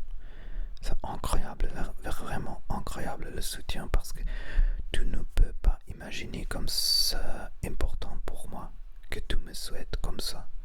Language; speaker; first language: French; non-native, learner; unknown